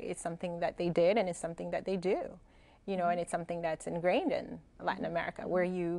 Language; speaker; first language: English; non-native, fluent; Spanish